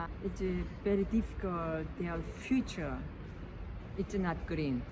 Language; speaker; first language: English; non-native, learner; Korean